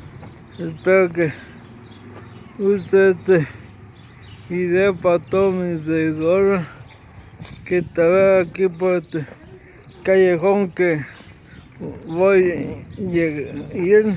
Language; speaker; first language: Spanish; non-native, local second language; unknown